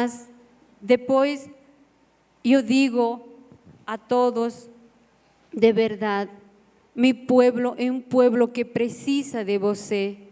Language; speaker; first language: Portuguese; non-native, learner; Spanish